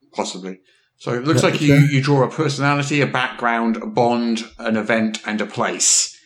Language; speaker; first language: English; native; English